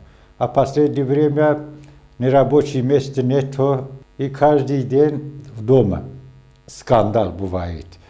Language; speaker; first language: Russian; non-native, learner; Azerbaijani